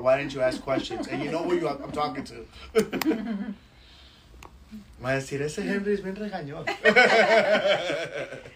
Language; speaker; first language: English; early bilingual, other home language; Spanish